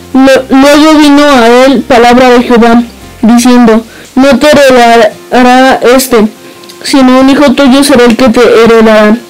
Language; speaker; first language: Spanish; native; Spanish